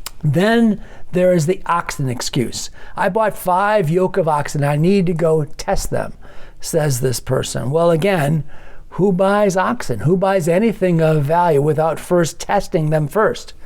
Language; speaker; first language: English; native; English